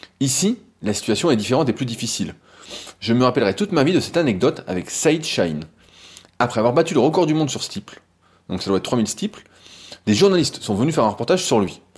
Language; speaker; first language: French; native; French